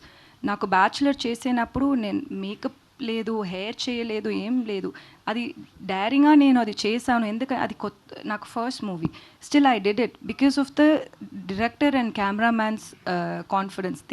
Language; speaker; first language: Telugu; non-native, learner; Tamil